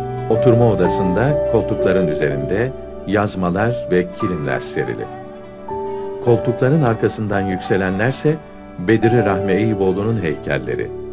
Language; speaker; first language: Turkish; native; Turkish